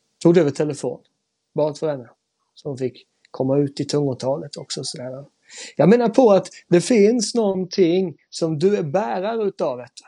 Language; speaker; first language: Swedish; native; Swedish